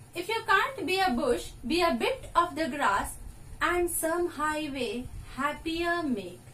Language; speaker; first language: English; non-native, local second language; Marathi